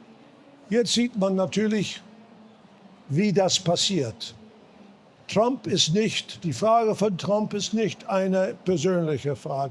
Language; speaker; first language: German; non-native, fluent; English